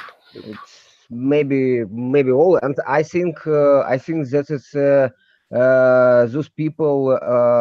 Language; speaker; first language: English; non-native, learner; Russian